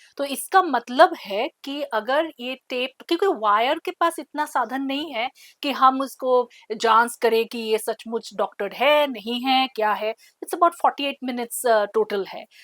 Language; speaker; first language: Hindi; non-native, local second language; Assamese